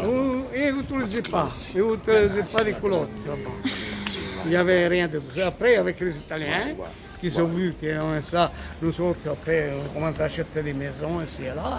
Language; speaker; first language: French; non-native, learner; Italian